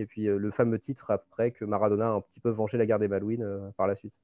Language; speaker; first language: French; native; French